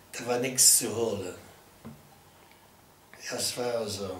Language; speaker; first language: German; non-native, learner; English